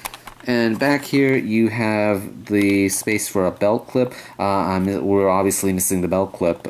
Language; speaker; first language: English; native; English